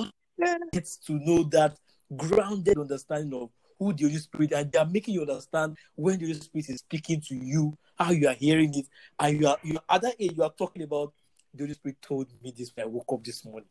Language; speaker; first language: English; non-native, local second language; Yoruba